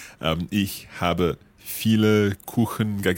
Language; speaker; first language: German; non-native, learner; English